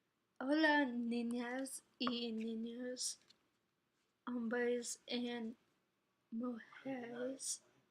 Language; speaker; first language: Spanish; non-native, learner; English